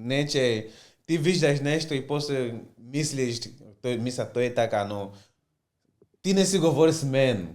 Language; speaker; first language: Bulgarian; non-native, learner; Portuguese